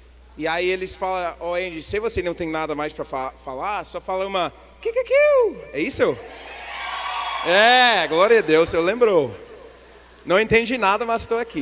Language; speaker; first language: Portuguese; non-native, learner; English